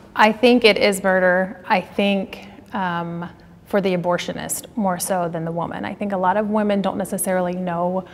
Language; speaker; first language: English; native; English